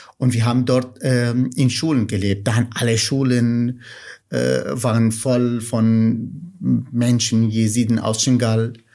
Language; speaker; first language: German; non-native, fluent; Kurdish